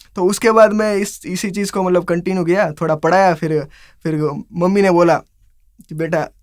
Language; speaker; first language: Hindi; non-native, local second language; Gujarati